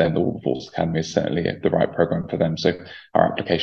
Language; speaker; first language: English; native; English